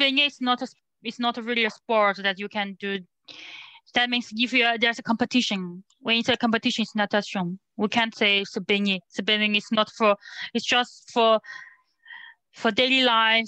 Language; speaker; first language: English; non-native, learner; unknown